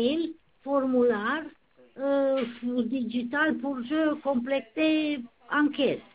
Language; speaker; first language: French; non-native, learner; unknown